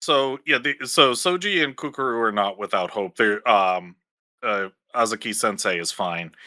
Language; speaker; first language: English; native; English